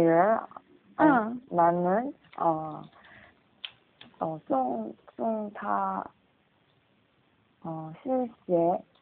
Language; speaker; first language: Chinese; non-native, learner; Korean